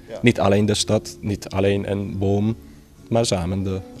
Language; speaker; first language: Dutch; non-native, learner; Hungarian